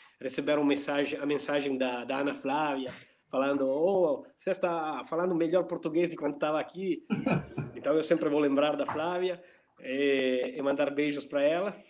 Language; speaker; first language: Portuguese; non-native, fluent; Italian